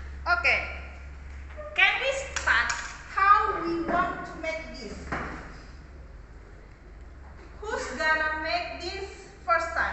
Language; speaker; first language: English; non-native, learner; Indonesian